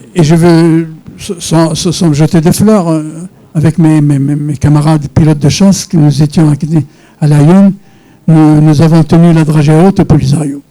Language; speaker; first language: French; non-native, local second language; Arabic